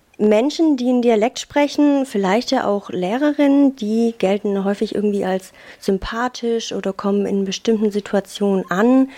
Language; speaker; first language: German; native; German